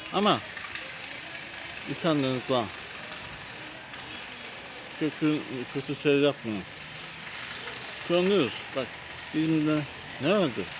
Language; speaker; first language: Turkish; non-native, learner; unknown